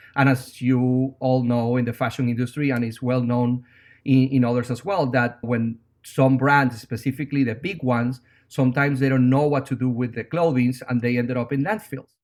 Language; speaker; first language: English; non-native, fluent; Spanish